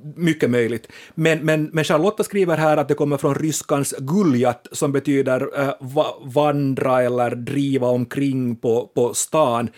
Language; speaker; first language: Swedish; native; Swedish